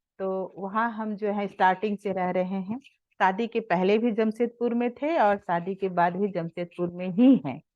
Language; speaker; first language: Hindi; native; Hindi